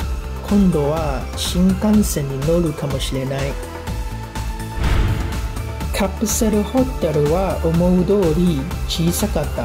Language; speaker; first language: Japanese; non-native, fluent; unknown